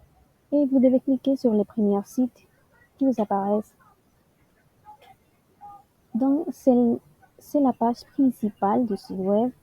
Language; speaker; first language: French; non-native, learner; Spanish